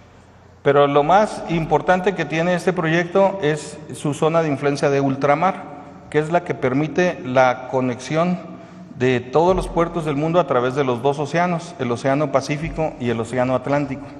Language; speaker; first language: Spanish; native; Spanish